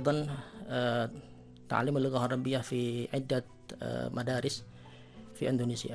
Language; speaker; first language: Arabic; non-native, fluent; Indonesian